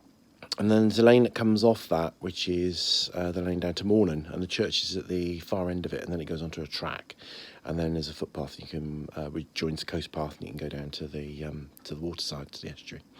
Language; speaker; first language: English; native; English